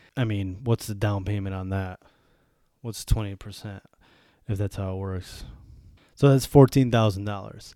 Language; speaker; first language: English; early bilingual, other home language; Bosnian